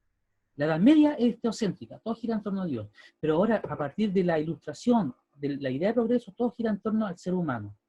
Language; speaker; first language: Spanish; native; Spanish